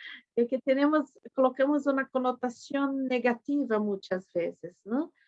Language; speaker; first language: Spanish; non-native, fluent; Portuguese